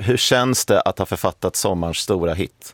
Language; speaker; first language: Swedish; native; Swedish